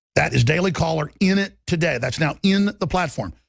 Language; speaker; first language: English; native; English